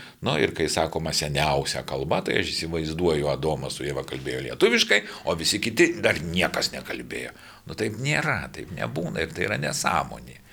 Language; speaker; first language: Lithuanian; native; Lithuanian